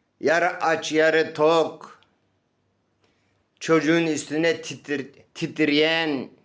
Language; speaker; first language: Turkish; native; Turkish